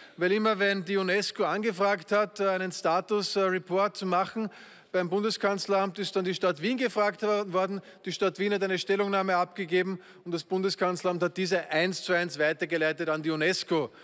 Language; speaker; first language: German; native; German